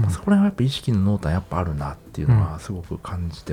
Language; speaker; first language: Japanese; native; Japanese